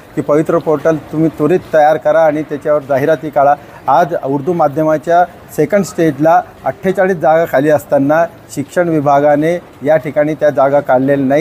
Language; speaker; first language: Marathi; non-native, local second language; Urdu